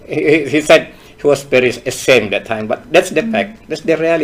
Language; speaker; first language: English; non-native, fluent; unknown